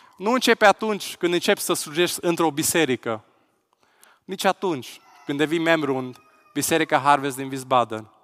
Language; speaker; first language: Romanian; non-native, local second language; Hungarian